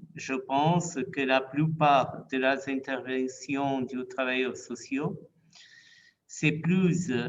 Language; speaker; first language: French; non-native, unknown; Portuguese